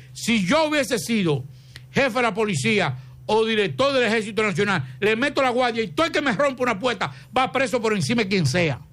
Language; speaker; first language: Spanish; native; Spanish